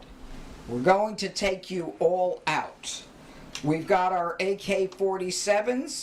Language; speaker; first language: English; native; English